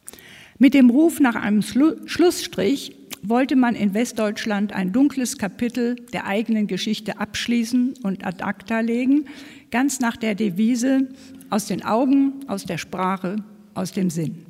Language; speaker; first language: German; native; German